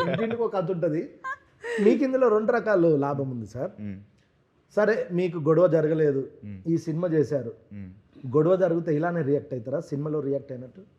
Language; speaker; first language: Telugu; native; Telugu